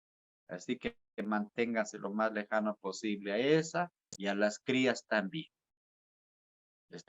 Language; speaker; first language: Spanish; native; Spanish